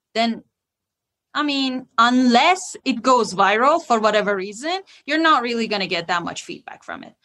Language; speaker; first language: English; non-native, fluent; Persian